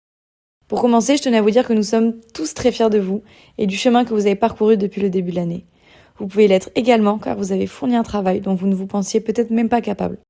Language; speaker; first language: French; native; French